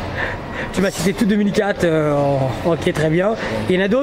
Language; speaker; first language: French; native; French